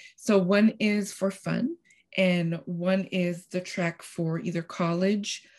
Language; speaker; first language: English; non-native, fluent; Spanish